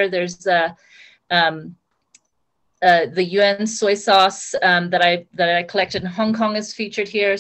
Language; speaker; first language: English; native; English